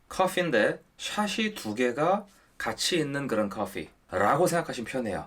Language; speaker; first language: Korean; native; Korean